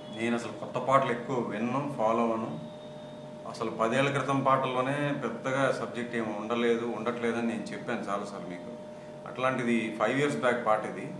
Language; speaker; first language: Telugu; non-native, local second language; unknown